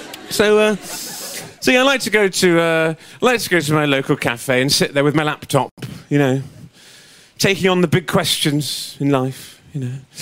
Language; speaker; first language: English; native; English